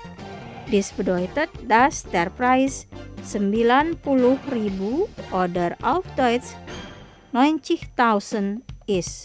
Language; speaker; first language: German; non-native, fluent; Indonesian